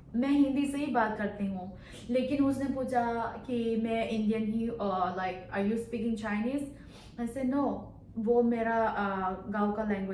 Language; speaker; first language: Hindi; non-native, local second language; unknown